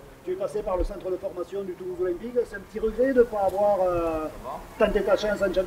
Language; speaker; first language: French; native; French